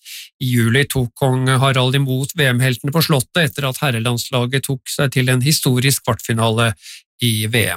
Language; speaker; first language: Norwegian; native; Norwegian